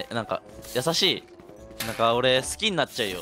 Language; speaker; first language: Japanese; native; Japanese